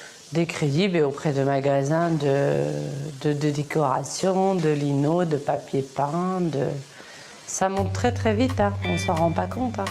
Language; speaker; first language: French; native; French